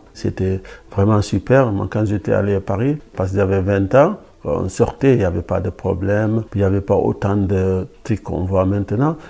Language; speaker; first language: French; non-native, local second language; Wolof